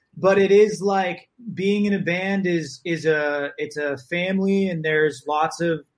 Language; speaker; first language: English; native; English